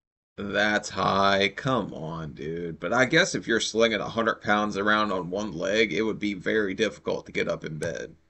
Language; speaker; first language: English; native; English